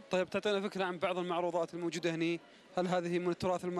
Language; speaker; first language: Arabic; native; Arabic